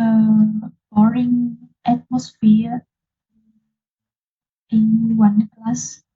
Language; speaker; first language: English; non-native, learner; Vietnamese